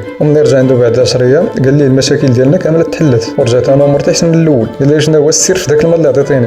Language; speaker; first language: Arabic; native; Arabic